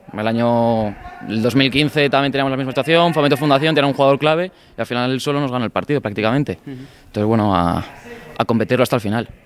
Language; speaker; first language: Spanish; native; Spanish